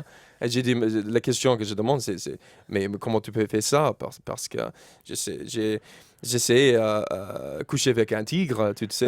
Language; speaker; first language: French; non-native, fluent; English